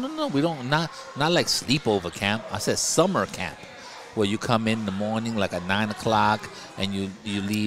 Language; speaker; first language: English; native; English